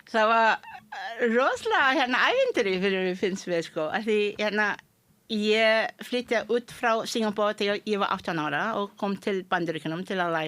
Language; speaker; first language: Icelandic; non-native, fluent; Malay